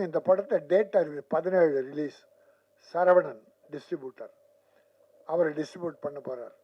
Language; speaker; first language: Tamil; native; Tamil